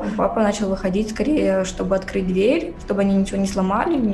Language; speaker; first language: Russian; native; Russian